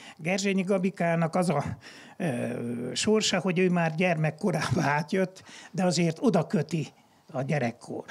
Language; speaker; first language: Hungarian; native; Hungarian